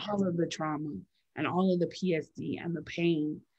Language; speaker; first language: English; native; English